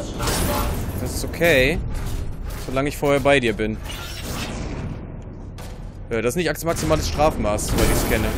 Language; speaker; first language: German; native; German